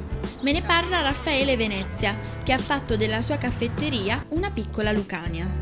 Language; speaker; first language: Italian; native; Italian